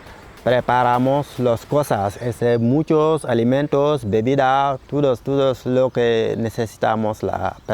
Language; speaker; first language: Spanish; non-native, learner; Wolof